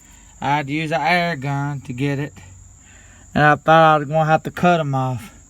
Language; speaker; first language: English; native; English